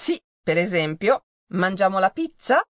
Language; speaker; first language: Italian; non-native, fluent; Japanese